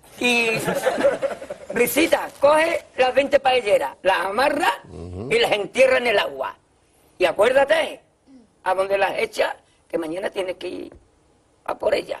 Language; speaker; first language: Spanish; native; Spanish